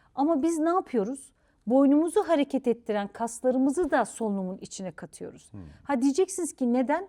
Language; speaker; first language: Turkish; native; Turkish